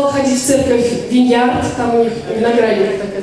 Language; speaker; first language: Russian; native; Russian